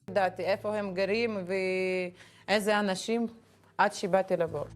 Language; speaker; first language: Hebrew; non-native, fluent; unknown